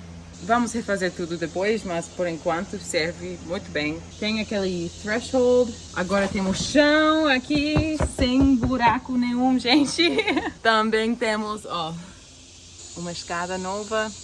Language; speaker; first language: Portuguese; non-native, fluent; English